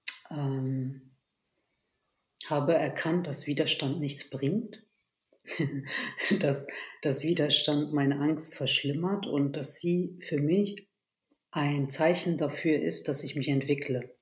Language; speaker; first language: German; early bilingual, other home language; Turkish